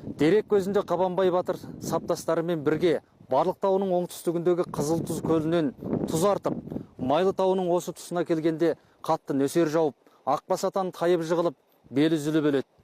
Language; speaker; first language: Kazakh; native; Kazakh